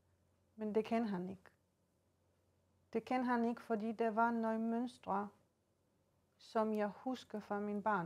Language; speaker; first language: Danish; non-native, fluent; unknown